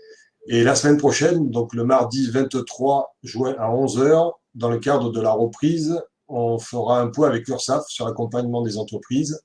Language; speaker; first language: French; native; French